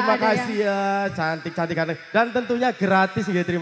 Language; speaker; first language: Indonesian; native; Indonesian